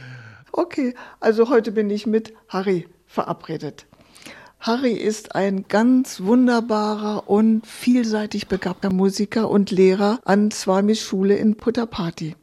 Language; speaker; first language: German; native; German